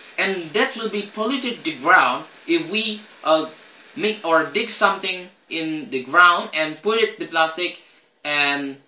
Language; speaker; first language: English; non-native, learner; Indonesian